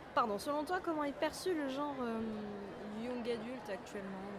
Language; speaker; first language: French; native; French